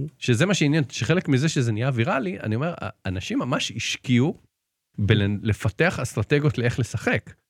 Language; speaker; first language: Hebrew; native; Hebrew